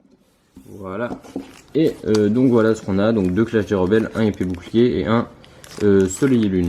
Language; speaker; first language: French; native; French